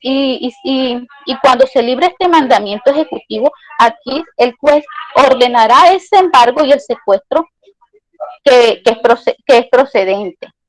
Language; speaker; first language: Spanish; native; Spanish